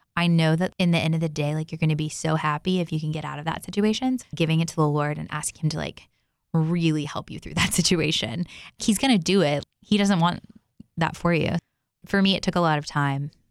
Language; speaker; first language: English; native; English